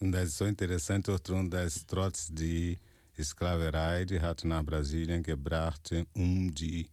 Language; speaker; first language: German; non-native, fluent; Portuguese